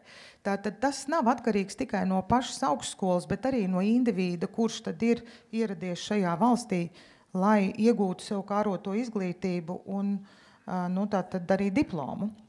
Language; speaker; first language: Latvian; native; Latvian